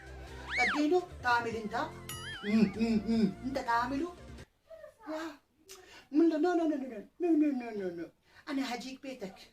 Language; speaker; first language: Arabic; non-native, learner; Oromo